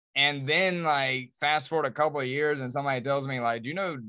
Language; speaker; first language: English; native; English